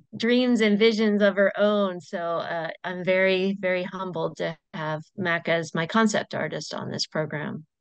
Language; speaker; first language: English; native; English